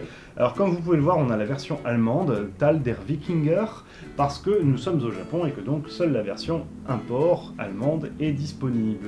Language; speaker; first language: French; native; French